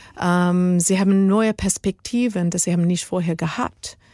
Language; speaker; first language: German; non-native, learner; Spanish